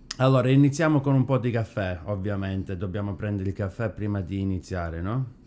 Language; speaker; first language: Italian; early bilingual, heritage; Italian